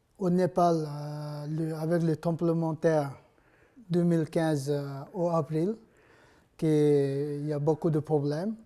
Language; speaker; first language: French; non-native, learner; Nepali